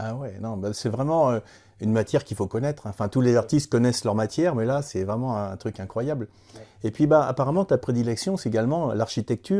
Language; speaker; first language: French; native; French